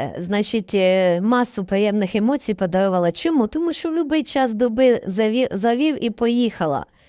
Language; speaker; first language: Ukrainian; native; Ukrainian